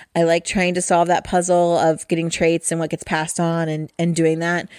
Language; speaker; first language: English; native; English